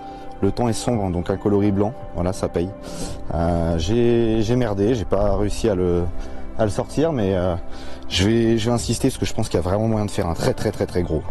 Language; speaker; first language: French; native; French